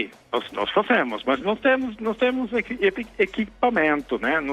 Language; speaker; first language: Portuguese; non-native, fluent; Norwegian